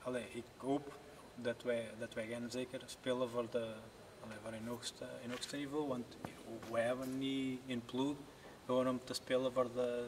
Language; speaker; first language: Dutch; non-native, learner; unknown